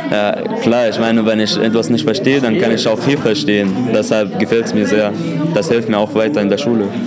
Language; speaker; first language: German; non-native, learner; Arabic